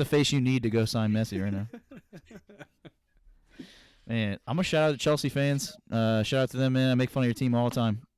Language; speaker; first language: English; native; English